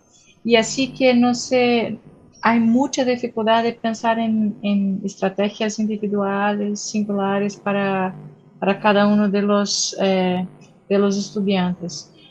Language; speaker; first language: Spanish; non-native, fluent; Portuguese